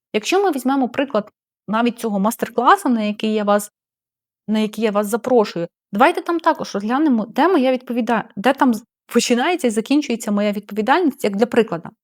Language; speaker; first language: Ukrainian; non-native, local second language; Russian